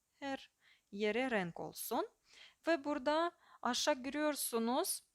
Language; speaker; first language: Turkish; non-native, fluent; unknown